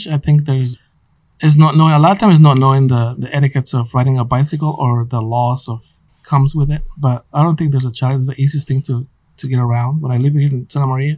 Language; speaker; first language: English; non-native, fluent; Spanish